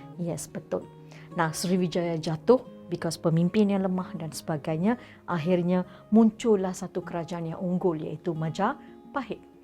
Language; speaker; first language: Malay; non-native, local second language; Tamil